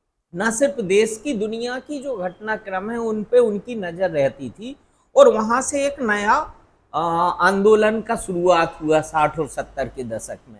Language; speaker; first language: Hindi; native; Hindi